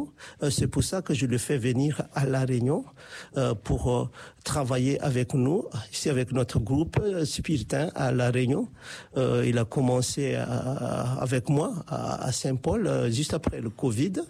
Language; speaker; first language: French; non-native, fluent; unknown